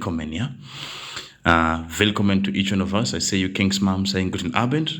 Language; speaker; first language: German; non-native, learner; English